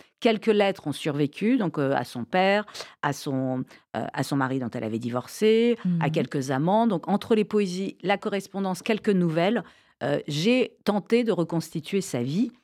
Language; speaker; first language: French; early bilingual, other home language; Persian